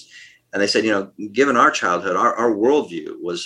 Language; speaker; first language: English; native; English